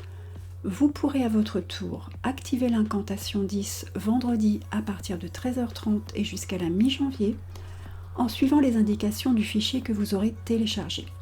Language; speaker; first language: French; native; French